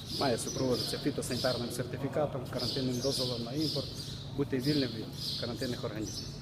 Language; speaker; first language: Ukrainian; native; Ukrainian